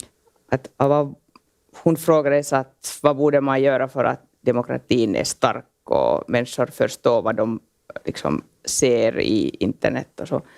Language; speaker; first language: Swedish; non-native, local second language; Finnish